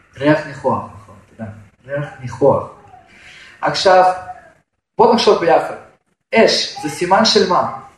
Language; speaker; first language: Hebrew; non-native, fluent; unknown